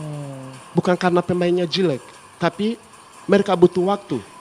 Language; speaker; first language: Indonesian; non-native, fluent; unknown